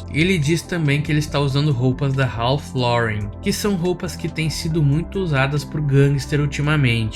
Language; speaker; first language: Portuguese; native; Portuguese